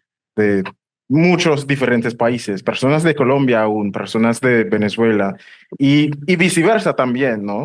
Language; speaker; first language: Spanish; non-native, fluent; English